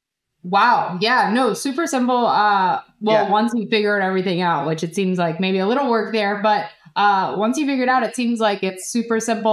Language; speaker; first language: English; native; English